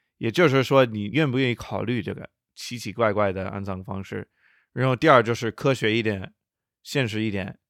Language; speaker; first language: Chinese; non-native, fluent; English